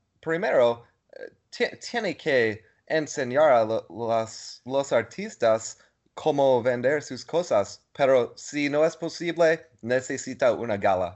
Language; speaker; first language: Spanish; non-native, learner; English